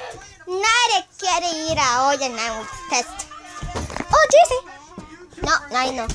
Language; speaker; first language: Spanish; early bilingual, heritage; Spanish